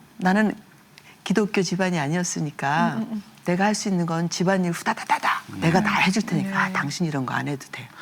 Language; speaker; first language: Korean; native; Korean